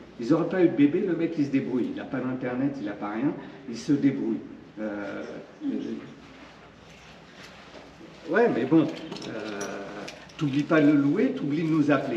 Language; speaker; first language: French; native; French